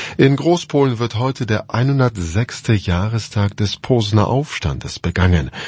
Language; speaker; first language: German; non-native, fluent; Polish